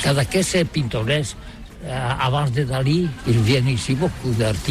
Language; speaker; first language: French; non-native, learner; Catalan